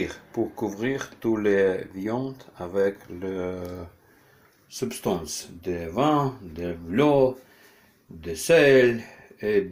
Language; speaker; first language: French; non-native, learner; Ukrainian